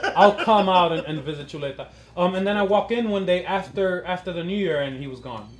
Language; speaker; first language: English; early bilingual, other home language; Spanish